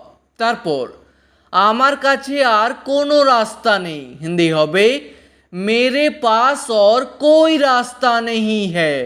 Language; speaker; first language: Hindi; non-native, fluent; Bangla